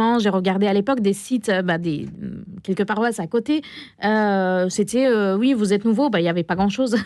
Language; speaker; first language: French; non-native, fluent; Arabic